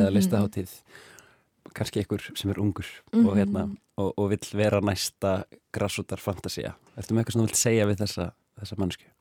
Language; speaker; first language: Icelandic; native; Icelandic